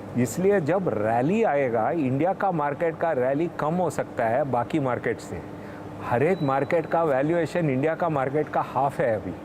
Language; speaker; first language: Hindi; non-native, local second language; Tamil